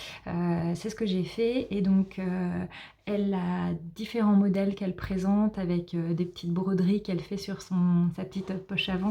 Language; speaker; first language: French; native; French